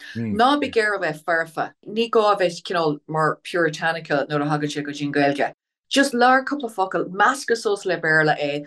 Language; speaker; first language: Irish; native; Irish